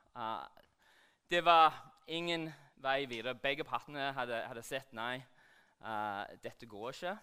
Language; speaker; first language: Norwegian; non-native, fluent; English